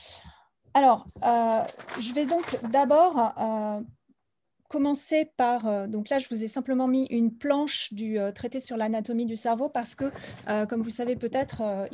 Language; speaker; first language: French; native; French